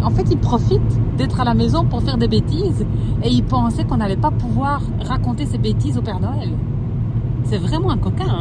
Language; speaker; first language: French; native; French